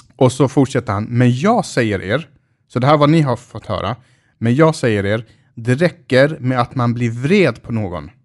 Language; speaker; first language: Swedish; early bilingual, other home language; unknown